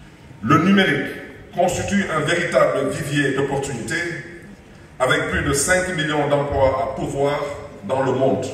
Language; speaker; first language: French; non-native, local second language; Wolof